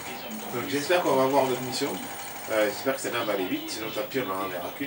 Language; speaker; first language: French; native; French